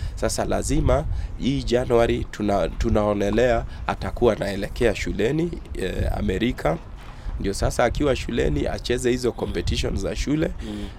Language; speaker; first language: Swahili; non-native, local second language; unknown